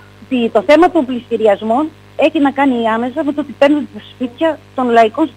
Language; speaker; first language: Greek; native; Greek